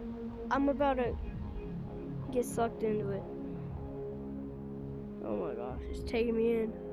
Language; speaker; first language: English; native; English